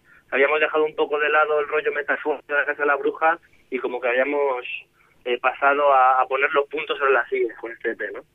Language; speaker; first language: Spanish; native; Spanish